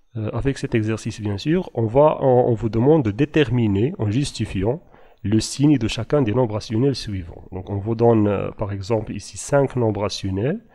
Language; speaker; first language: French; non-native, local second language; Arabic